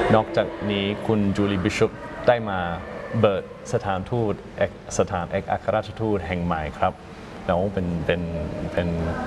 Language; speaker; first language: Thai; non-native, fluent; English